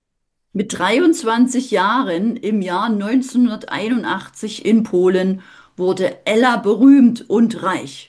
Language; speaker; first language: German; native; German